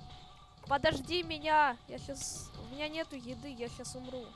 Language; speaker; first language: Russian; native; Russian